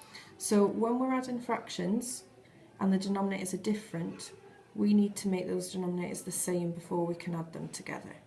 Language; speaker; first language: English; native; English